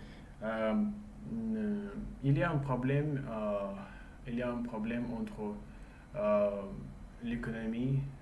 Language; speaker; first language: French; non-native, learner; English